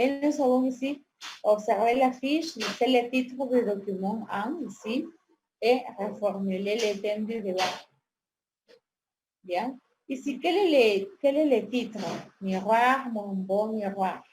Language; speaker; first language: French; non-native, fluent; Spanish